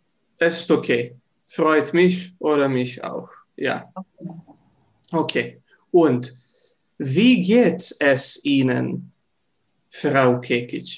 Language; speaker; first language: German; non-native, fluent; Serbian